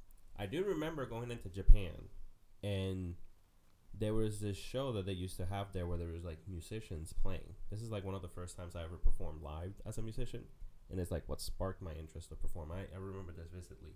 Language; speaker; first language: English; non-native, fluent; Spanish